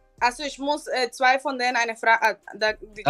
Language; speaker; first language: German; non-native, learner; Spanish